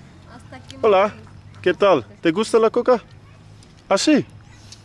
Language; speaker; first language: Spanish; non-native, learner; English